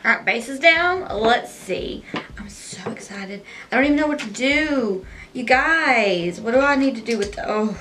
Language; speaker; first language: English; native; English